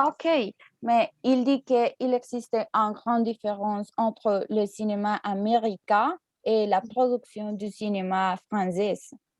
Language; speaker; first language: French; non-native, learner; Spanish